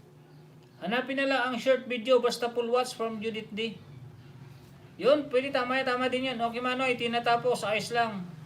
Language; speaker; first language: Filipino; non-native, local second language; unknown